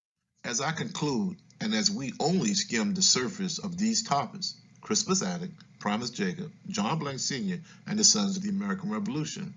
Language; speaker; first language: English; native; English